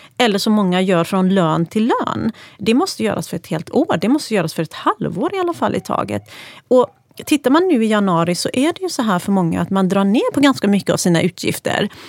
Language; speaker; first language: Swedish; early bilingual, other home language; Persian